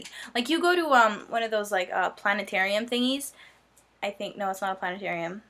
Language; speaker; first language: English; native; English